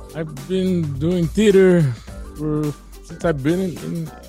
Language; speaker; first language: English; native; English